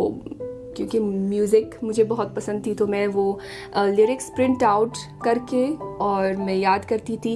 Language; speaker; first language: Hindi; non-native, fluent; Arabic